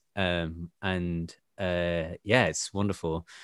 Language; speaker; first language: English; native; English